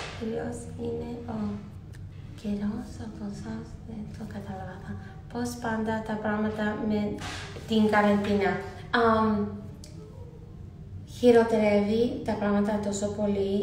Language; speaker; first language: Greek; early bilingual, heritage; Greek